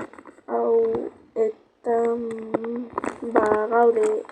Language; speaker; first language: Basque; non-native, local second language; Spanish